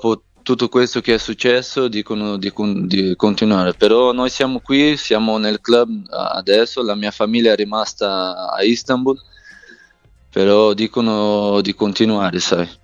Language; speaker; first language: Italian; non-native, fluent; Portuguese